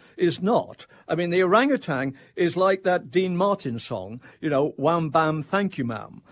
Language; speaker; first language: English; native; English